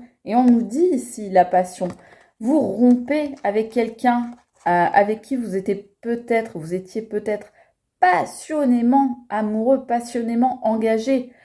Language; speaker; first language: French; native; French